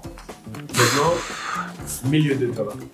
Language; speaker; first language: French; non-native, fluent; German